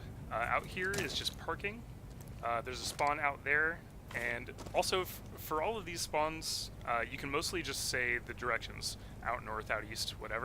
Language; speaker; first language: English; native; English